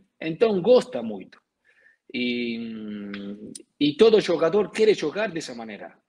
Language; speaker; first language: Portuguese; non-native, learner; Spanish